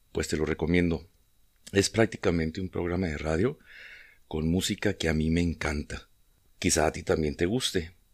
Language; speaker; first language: Spanish; native; Spanish